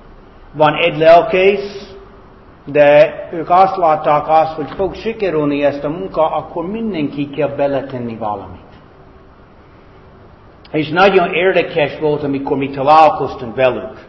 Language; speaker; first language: Hungarian; non-native, fluent; English